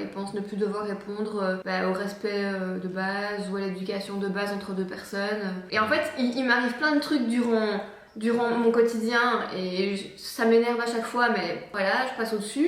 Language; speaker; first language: French; native; French